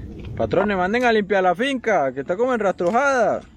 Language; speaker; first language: Spanish; native; Spanish